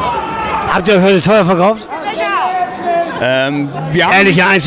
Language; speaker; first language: German; native; German